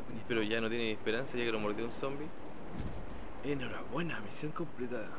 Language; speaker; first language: Spanish; native; Spanish